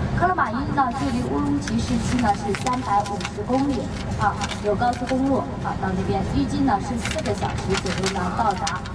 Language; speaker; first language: Chinese; non-native, local second language; Kazakh